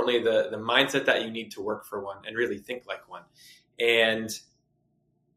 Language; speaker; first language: English; native; English